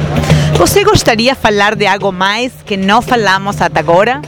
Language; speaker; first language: Portuguese; non-native, fluent; Spanish